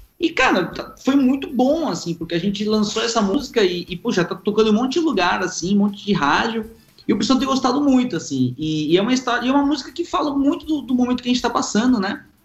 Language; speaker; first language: Portuguese; early bilingual, other home language; Spanish